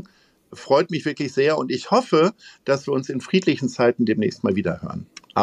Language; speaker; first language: German; native; German